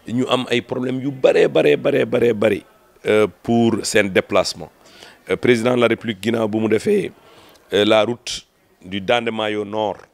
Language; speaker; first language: French; non-native, local second language; Fula